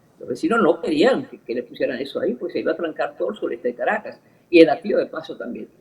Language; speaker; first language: Spanish; early bilingual, other home language; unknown